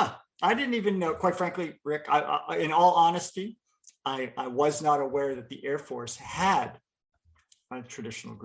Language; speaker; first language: English; native; English